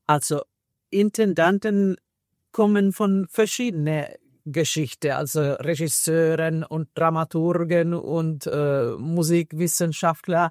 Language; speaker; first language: German; non-native, fluent; Finnish